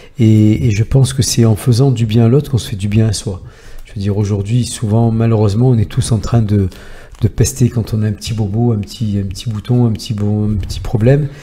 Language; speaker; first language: French; native; French